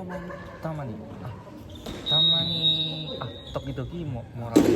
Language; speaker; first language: Japanese; non-native, learner; Indonesian